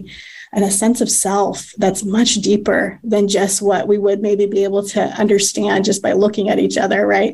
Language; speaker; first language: English; native; English